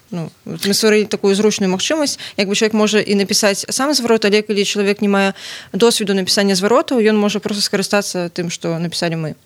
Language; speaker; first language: Belarusian; native; Belarusian